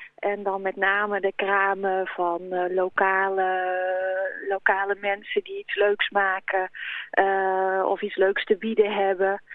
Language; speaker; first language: Dutch; native; Dutch